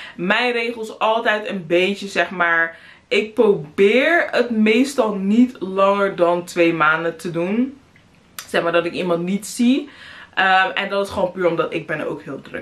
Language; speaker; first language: Dutch; native; Dutch